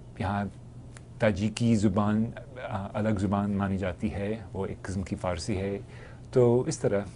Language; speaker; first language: Urdu; non-native, fluent; English